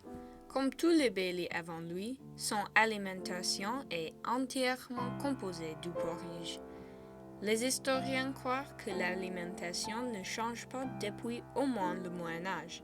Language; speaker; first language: French; non-native, fluent; English